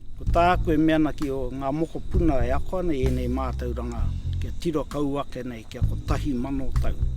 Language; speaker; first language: Māori; native; Māori